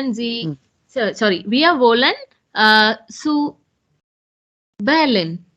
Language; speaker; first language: German; non-native, learner; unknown